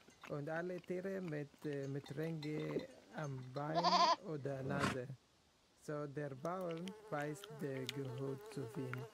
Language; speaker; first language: German; non-native, learner; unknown